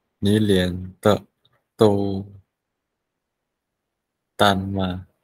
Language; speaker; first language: Chinese; non-native, learner; Vietnamese